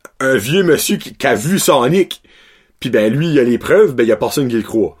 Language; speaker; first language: French; native; French